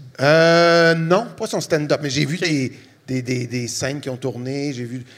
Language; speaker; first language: French; native; French